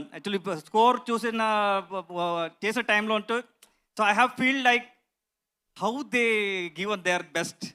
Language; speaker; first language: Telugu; non-native, learner; Kannada